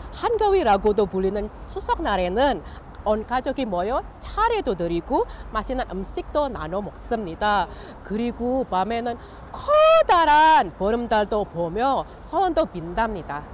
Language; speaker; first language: Korean; non-native, fluent; Indonesian